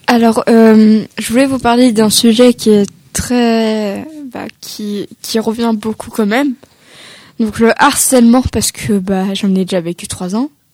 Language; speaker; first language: French; native; French